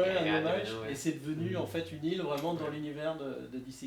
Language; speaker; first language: French; native; French